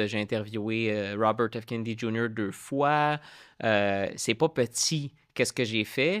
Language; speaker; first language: French; native; French